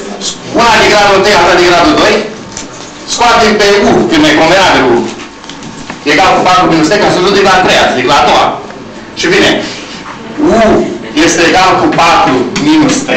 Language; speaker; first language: Romanian; native; Romanian